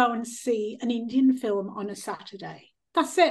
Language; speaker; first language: English; early bilingual, other home language; Punjabi